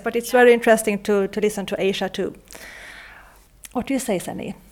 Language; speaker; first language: English; non-native, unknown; Swedish